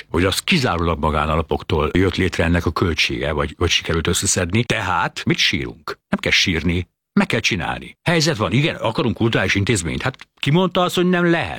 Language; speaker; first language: Hungarian; native; Hungarian